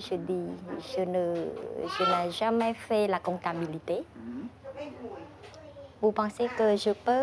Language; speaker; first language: French; non-native, fluent; Khmer